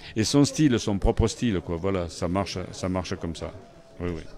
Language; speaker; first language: French; native; French